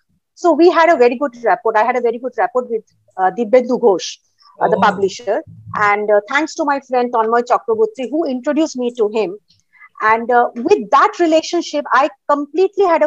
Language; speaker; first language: English; non-native, local second language; Bangla